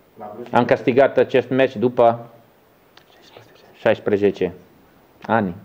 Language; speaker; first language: Romanian; non-native, learner; Italian